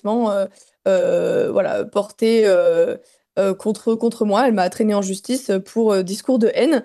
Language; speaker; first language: French; native; French